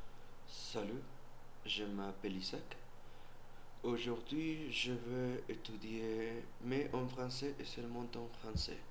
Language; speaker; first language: French; non-native, learner; Spanish